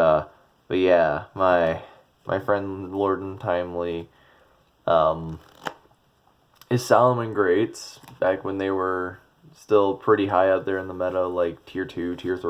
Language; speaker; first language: English; native; English